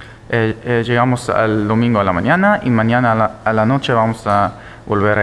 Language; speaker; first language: Spanish; early bilingual, heritage; Spanish